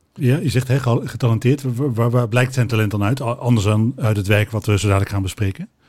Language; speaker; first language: Dutch; native; Dutch